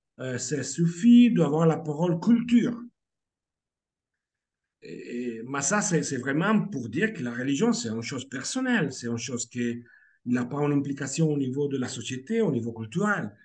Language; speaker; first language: French; non-native, fluent; Italian